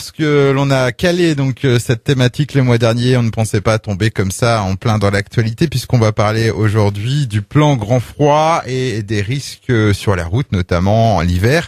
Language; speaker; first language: French; native; French